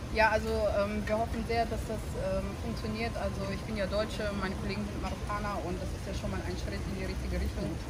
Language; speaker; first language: German; early bilingual, other home language; Arabic